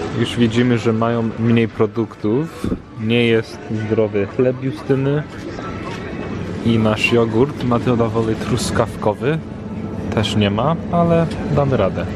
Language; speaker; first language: Polish; non-native, learner; English